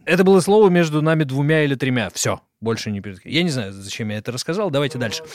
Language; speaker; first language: Russian; native; Russian